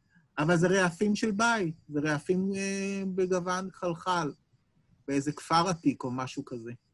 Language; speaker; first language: Hebrew; native; Hebrew